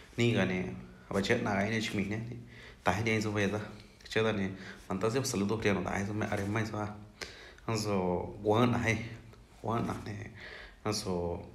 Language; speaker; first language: Spanish; non-native, local second language; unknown